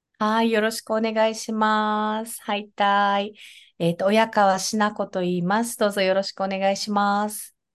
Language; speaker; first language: Japanese; native; Japanese